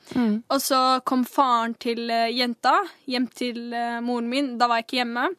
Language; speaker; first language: Norwegian; early bilingual, other home language; Somali